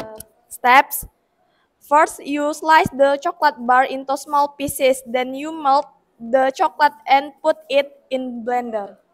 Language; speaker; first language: English; non-native, learner; Indonesian